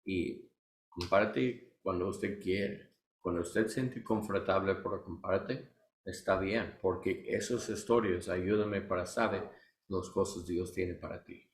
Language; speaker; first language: Spanish; non-native, learner; English